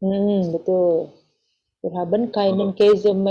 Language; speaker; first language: German; non-native, fluent; Indonesian